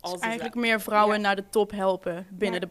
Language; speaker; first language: Dutch; native; Dutch